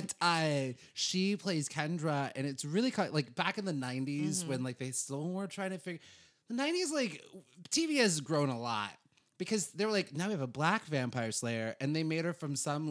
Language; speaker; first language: English; native; English